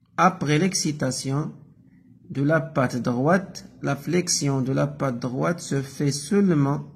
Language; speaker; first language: French; non-native, local second language; Arabic